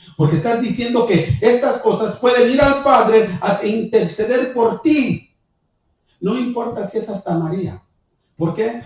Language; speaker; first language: Spanish; early bilingual, heritage; Spanish